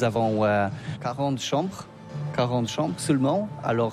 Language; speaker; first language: French; non-native, learner; Polish